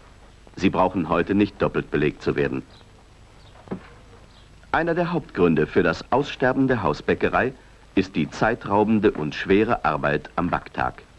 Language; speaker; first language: German; native; German